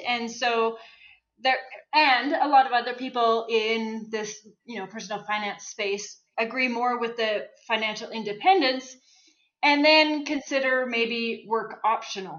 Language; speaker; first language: English; native; English